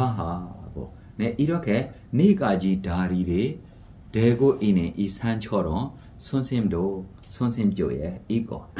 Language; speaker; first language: Korean; non-native, fluent; Burmese